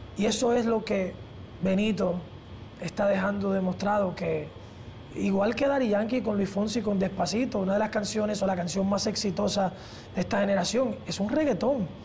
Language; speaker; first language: Spanish; early bilingual, heritage; Spanish